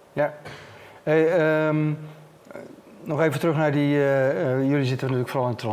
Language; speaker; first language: Dutch; native; Dutch